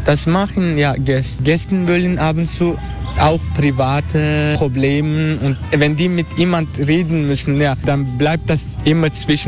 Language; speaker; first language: German; non-native, learner; Turkish